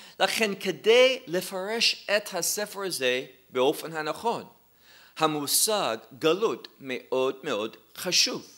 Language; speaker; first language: Hebrew; non-native, fluent; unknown